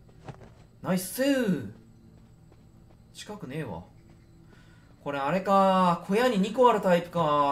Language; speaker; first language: Japanese; native; Japanese